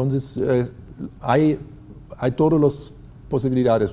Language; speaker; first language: Spanish; non-native, fluent; German